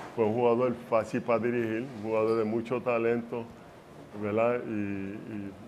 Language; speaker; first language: Spanish; early bilingual, heritage; Spanish